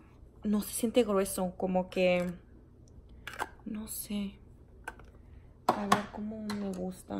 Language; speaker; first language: Spanish; early bilingual, heritage; Spanish